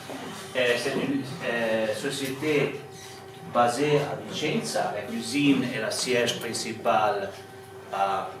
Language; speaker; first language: French; non-native, fluent; Italian